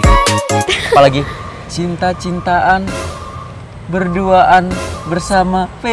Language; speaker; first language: Indonesian; native; Indonesian